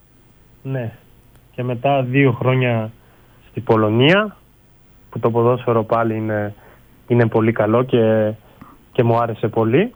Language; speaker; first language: Greek; non-native, fluent; Bulgarian